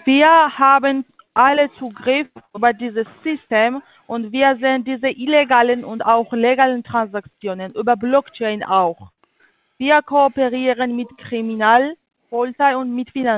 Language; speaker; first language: German; non-native, learner; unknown